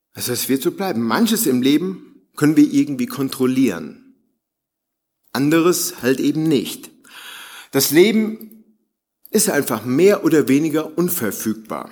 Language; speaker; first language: German; native; German